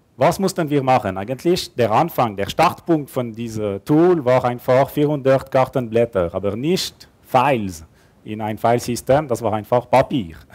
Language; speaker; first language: German; non-native, local second language; French